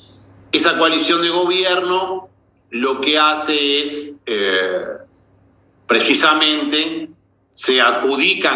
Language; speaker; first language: Spanish; native; Spanish